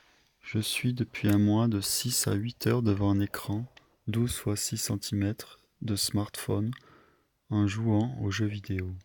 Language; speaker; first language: French; native; French